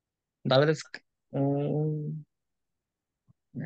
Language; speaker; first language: Japanese; non-native, learner; Bangla